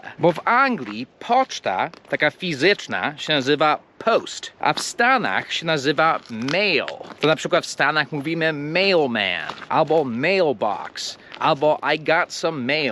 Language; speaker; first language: Polish; non-native, fluent; English